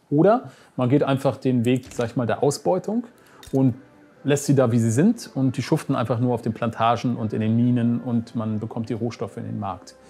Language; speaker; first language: German; native; German